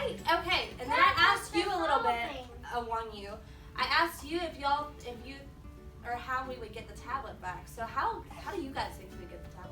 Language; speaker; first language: English; native; English